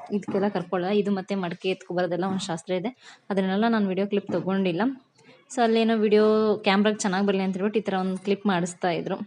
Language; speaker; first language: Kannada; non-native, local second language; Lambadi